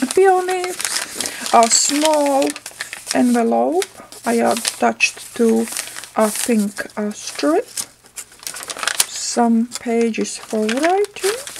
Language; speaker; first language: English; non-native, fluent; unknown